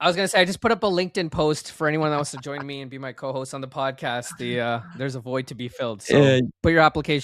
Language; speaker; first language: English; native; English